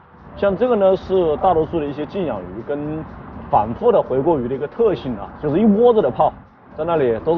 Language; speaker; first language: Chinese; native; Chinese